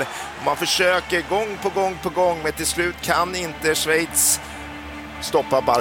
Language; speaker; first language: Swedish; native; Swedish